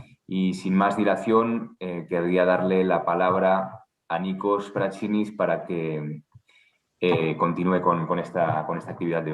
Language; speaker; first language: Spanish; native; Spanish